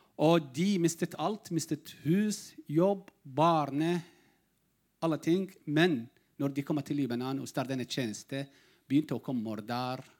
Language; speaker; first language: Norwegian; non-native, learner; Arabic